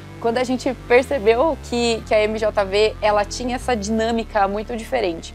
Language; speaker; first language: Portuguese; native; Portuguese